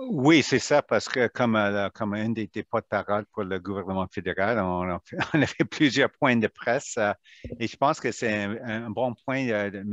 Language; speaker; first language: French; non-native, local second language; English